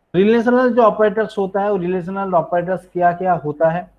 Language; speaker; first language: Hindi; non-native, local second language; Bangla